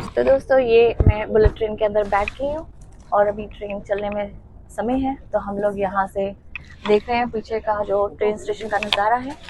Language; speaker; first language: Hindi; native; Hindi